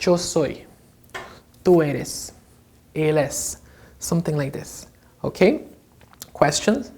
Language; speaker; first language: Spanish; non-native, fluent; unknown